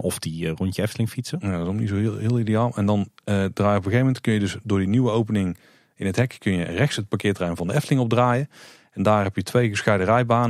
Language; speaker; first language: Dutch; native; Dutch